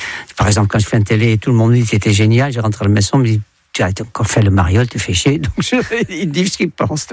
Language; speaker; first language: French; non-native, fluent; Dutch